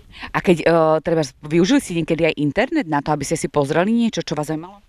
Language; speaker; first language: Slovak; native; Slovak